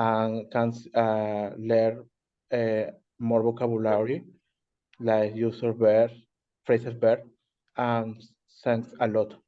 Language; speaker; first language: English; non-native, learner; Spanish